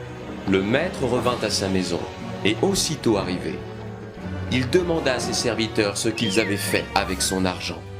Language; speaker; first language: French; native; French